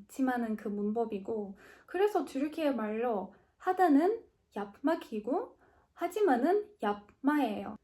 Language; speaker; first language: Korean; non-native, fluent; Turkish